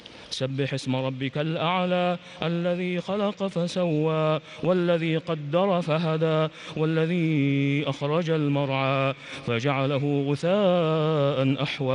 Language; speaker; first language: Arabic; native; Arabic